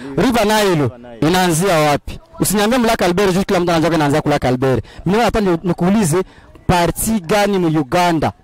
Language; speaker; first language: Swahili; native; Swahili